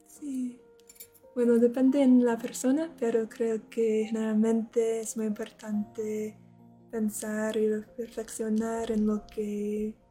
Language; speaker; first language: Spanish; non-native, learner; English